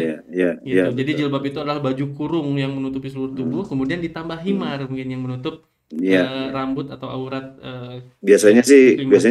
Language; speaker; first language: Indonesian; native; Indonesian